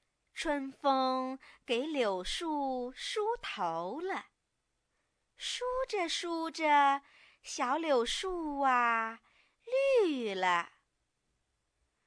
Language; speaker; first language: Chinese; native; Chinese